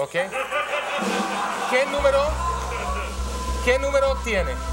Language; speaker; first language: Spanish; non-native, learner; Hebrew